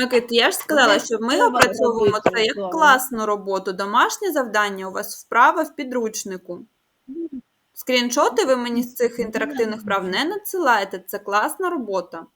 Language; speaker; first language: Ukrainian; native; Ukrainian